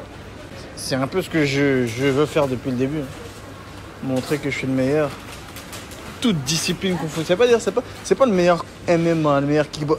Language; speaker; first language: French; native; French